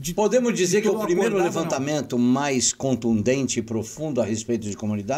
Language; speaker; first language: Portuguese; native; Portuguese